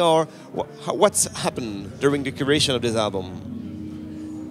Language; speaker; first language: English; non-native, learner; French